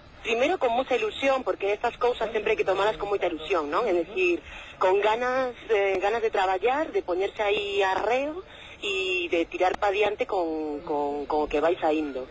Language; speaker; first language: Galician; non-native, local second language; Spanish